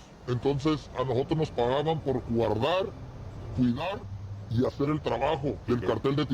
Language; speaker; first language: Spanish; native; Spanish